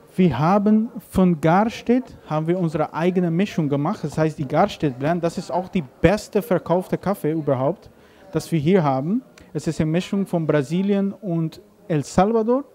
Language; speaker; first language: German; non-native, learner; Papiamento